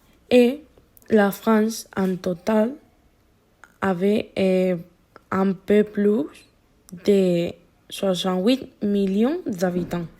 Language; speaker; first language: French; non-native, learner; Spanish